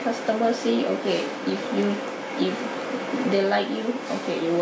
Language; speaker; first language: English; non-native, learner; Thai